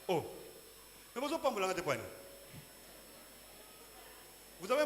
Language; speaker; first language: French; non-native, local second language; Lingala